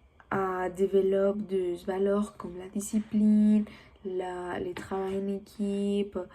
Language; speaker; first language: French; non-native, learner; Spanish